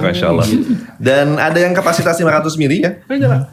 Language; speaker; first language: Indonesian; native; Indonesian